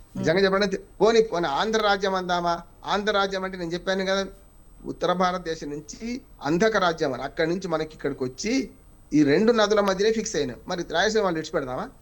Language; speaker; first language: Telugu; native; Telugu